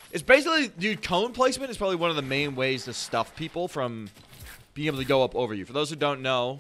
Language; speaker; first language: English; native; English